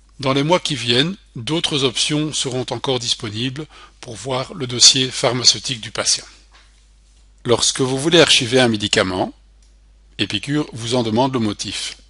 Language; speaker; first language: French; native; French